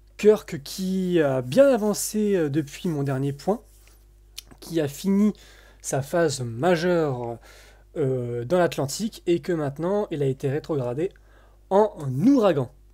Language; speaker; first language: French; native; French